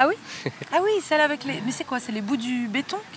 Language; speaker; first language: French; native; French